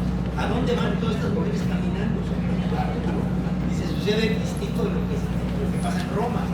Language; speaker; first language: Spanish; native; Spanish